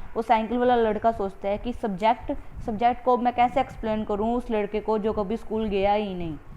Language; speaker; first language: Hindi; native; Hindi